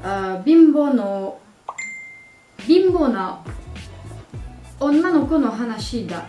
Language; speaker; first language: Japanese; non-native, learner; French